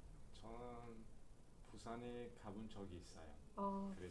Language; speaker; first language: Korean; non-native, learner; Uzbek